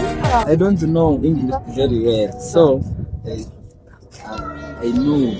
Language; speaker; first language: English; non-native, learner; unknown